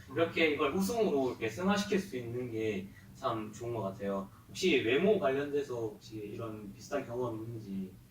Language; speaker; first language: Korean; native; Korean